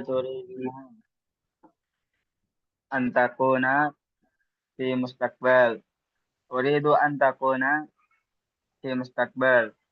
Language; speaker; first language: Arabic; non-native, learner; Indonesian